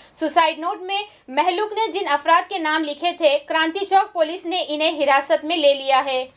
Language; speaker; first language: Urdu; native; Urdu